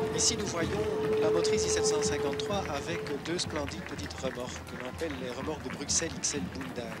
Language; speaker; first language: French; native; French